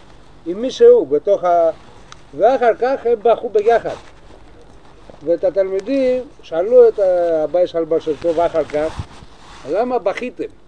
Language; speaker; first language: Hebrew; non-native, learner; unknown